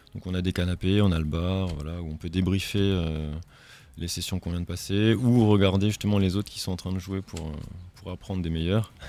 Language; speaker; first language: French; native; French